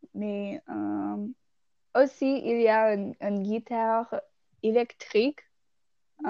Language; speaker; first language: French; non-native, learner; English